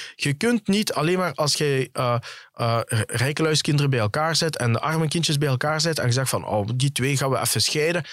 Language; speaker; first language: Dutch; early bilingual, other home language; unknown